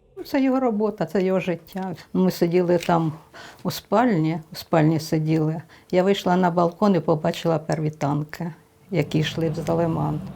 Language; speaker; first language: Ukrainian; native; Ukrainian